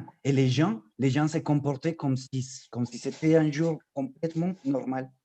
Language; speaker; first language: French; non-native, fluent; Spanish